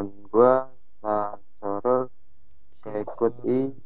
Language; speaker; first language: Korean; non-native, learner; Indonesian